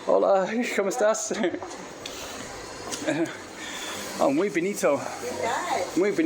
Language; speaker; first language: Spanish; non-native, learner; English